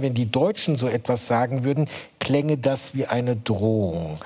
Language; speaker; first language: German; native; German